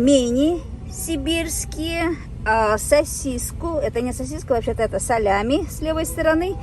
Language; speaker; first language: Russian; non-native, local second language; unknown